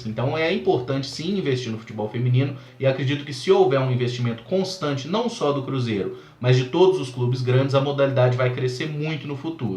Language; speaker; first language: Portuguese; native; Portuguese